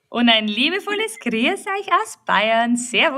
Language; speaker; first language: German; native; German